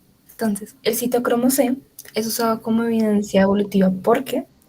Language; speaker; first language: Spanish; native; Spanish